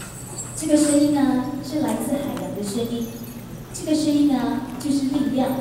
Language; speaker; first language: Chinese; native; Chinese